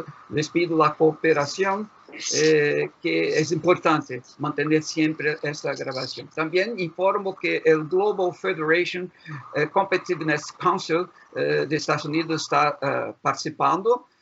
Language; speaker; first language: Spanish; non-native, fluent; Portuguese